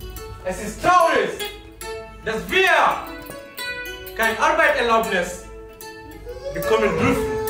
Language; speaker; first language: German; non-native, learner; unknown